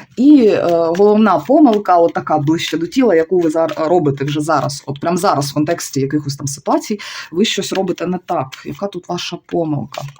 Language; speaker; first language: Ukrainian; non-native, local second language; Russian